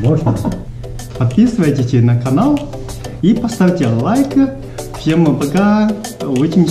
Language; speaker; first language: Russian; non-native, learner; Chinese